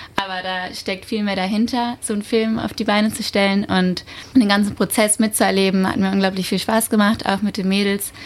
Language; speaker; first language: German; native; German